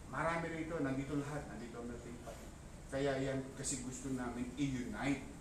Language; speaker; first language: Filipino; native; Filipino